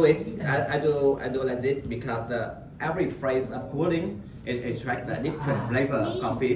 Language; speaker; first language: English; non-native, learner; Vietnamese